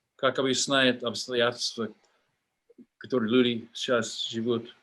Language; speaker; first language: Russian; non-native, learner; English